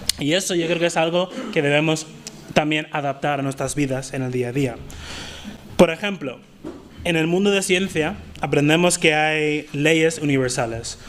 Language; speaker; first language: Spanish; non-native, fluent; English